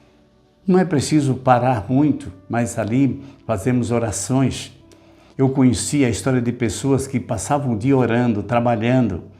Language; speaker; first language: Portuguese; native; Portuguese